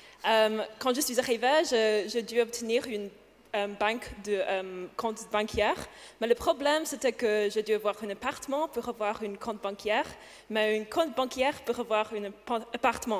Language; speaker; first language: French; non-native, learner; English